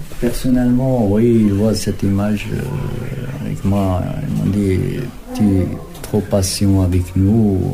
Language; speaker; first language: French; non-native, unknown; Arabic